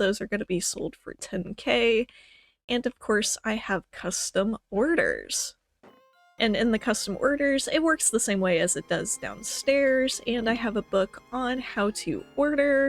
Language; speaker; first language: English; native; English